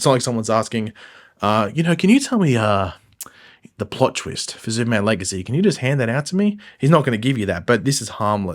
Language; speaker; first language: English; native; English